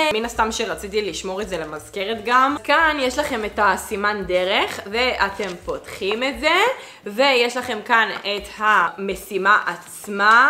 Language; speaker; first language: Hebrew; native; Hebrew